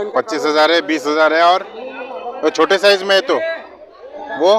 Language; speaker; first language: Hindi; non-native, local second language; Kannada